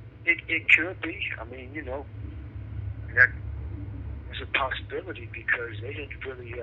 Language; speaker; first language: English; native; English